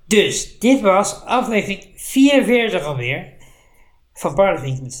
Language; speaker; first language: Dutch; native; Dutch